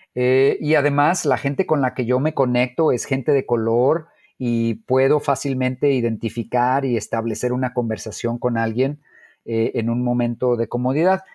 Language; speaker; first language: Spanish; native; Spanish